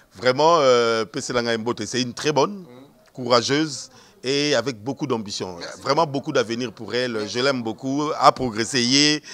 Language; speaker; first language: French; non-native, local second language; Lingala